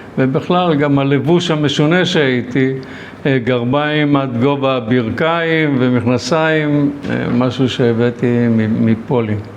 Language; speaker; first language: Hebrew; early bilingual, other home language; Polish